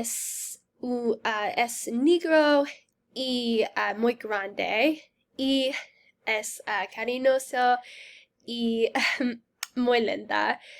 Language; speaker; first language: Spanish; non-native, learner; English